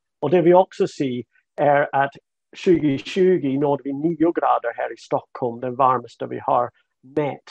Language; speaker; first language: Swedish; non-native, fluent; English